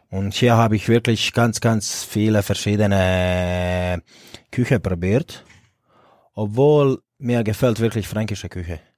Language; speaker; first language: German; non-native, fluent; Croatian